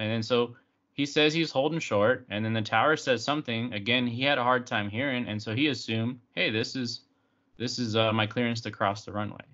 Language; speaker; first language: English; native; English